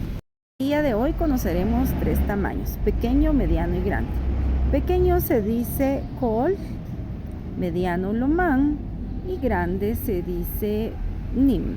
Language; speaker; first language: Spanish; non-native, local second language; Kaqchikel